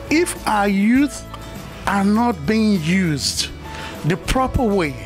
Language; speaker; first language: English; non-native, local second language; Yoruba